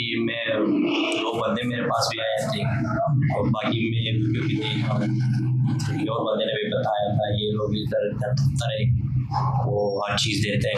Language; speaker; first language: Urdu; non-native, local second language; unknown